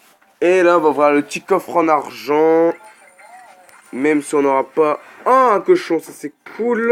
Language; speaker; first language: French; native; French